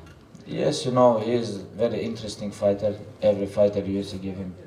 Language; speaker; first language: English; non-native, learner; Russian